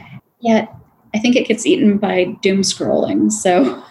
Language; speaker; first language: English; native; English